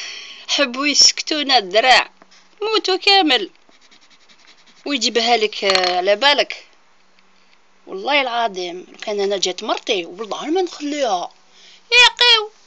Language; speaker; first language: Arabic; native; Arabic